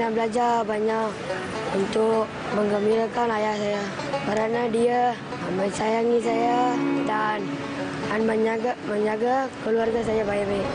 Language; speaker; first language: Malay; non-native, local second language; Tamil